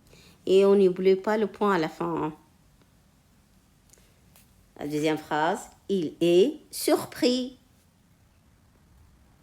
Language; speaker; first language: French; non-native, local second language; Arabic